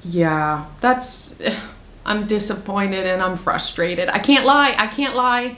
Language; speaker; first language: English; native; English